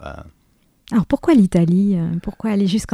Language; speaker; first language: French; native; French